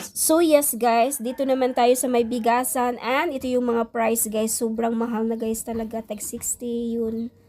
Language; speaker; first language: Filipino; non-native, local second language; Cebuano